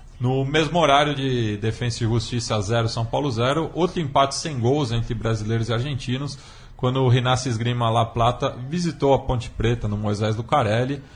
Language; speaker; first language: Portuguese; native; Portuguese